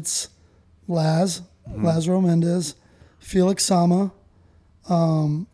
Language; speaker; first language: English; native; English